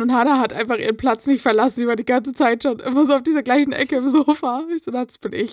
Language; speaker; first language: German; native; German